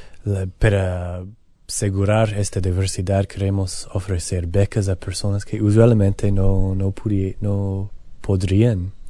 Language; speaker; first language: Spanish; non-native, learner; English